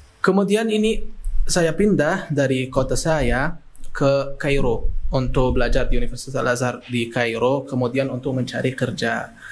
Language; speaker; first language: Indonesian; non-native, fluent; Arabic